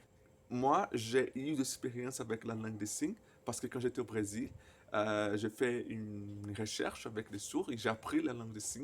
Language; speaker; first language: French; non-native, fluent; Portuguese